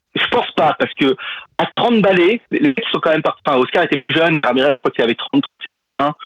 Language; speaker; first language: French; native; French